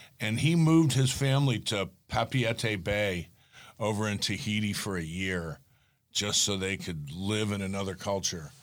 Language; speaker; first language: English; native; English